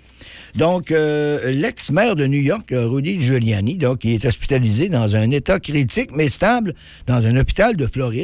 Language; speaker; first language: French; native; French